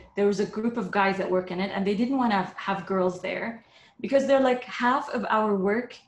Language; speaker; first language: English; non-native, fluent; Arabic